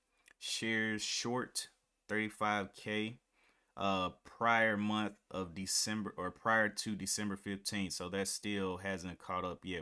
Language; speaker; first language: English; native; English